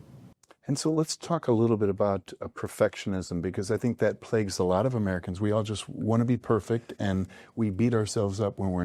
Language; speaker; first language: English; native; English